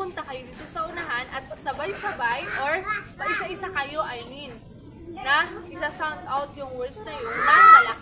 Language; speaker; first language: Filipino; native; Filipino